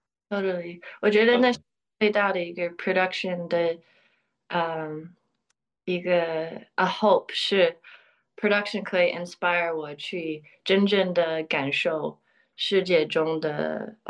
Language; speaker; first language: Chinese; early bilingual, other home language; English